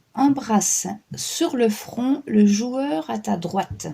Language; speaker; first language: French; native; French